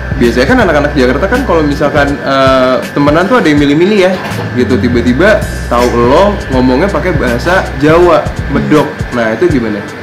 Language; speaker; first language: Indonesian; native; Indonesian